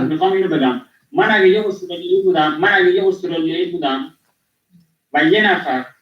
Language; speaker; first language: Persian; non-native, local second language; Kurdish